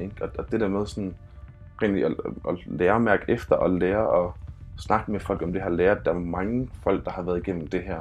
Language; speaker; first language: Danish; native; Danish